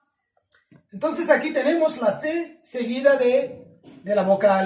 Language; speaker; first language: Spanish; non-native, fluent; Arabic